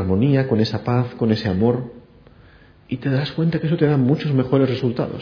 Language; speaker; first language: Spanish; native; Spanish